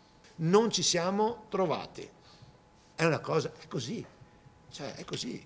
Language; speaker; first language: Italian; native; Italian